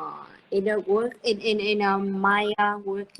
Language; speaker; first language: English; non-native, learner; Vietnamese